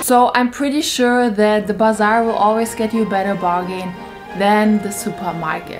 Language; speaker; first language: English; non-native, fluent; German